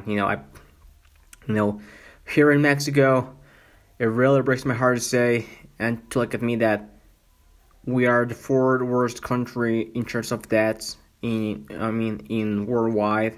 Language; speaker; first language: English; non-native, fluent; Spanish